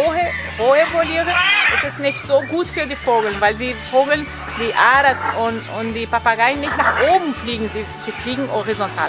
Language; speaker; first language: German; non-native, learner; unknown